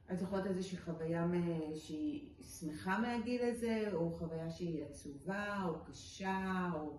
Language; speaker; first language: Hebrew; native; Hebrew